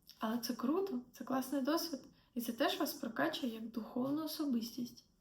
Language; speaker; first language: Ukrainian; non-native, local second language; Russian